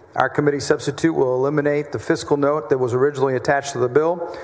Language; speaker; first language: English; native; English